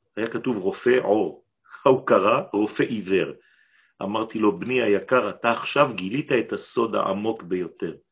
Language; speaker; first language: Hebrew; non-native, fluent; French